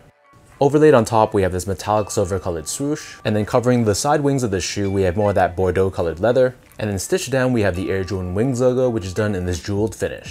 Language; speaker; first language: English; native; English